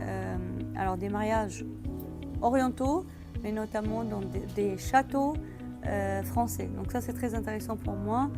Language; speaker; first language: French; non-native, fluent; Arabic